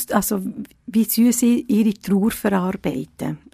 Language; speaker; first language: German; early bilingual, other home language; Italian